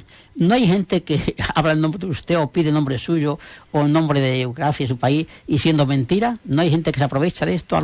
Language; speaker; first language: Spanish; native; Spanish